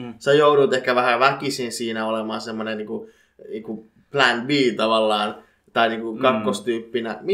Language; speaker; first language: Finnish; early bilingual, other home language; Punjabi